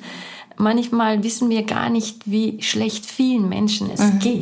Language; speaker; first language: German; non-native, fluent; Turkish